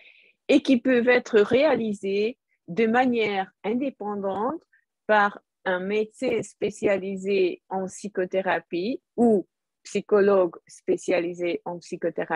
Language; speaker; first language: French; non-native, fluent; Hungarian